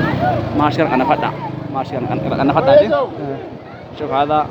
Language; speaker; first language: Arabic; non-native, learner; Oromo